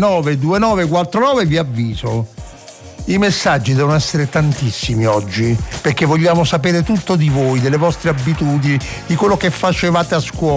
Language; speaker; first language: Italian; native; Italian